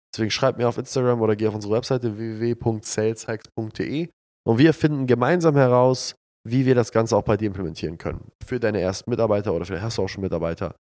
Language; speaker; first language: German; early bilingual, other home language; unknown